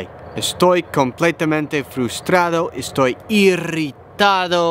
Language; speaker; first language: Spanish; non-native, learner; English